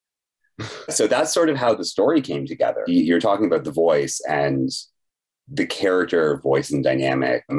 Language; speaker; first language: English; native; English